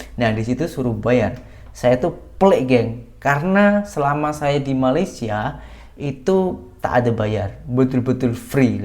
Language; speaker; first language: Indonesian; native; Indonesian